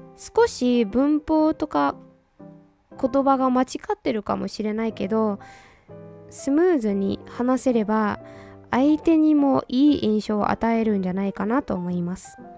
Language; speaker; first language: Japanese; non-native, fluent; Burmese